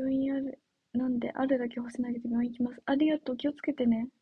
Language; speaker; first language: Japanese; native; Japanese